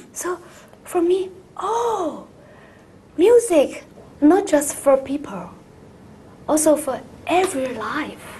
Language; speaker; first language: English; non-native, learner; Chinese